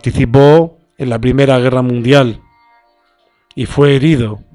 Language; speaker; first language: Spanish; native; Spanish